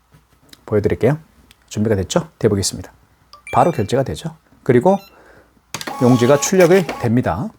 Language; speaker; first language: Korean; native; Korean